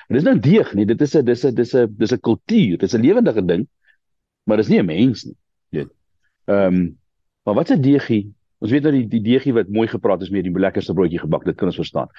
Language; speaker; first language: Afrikaans; native; Afrikaans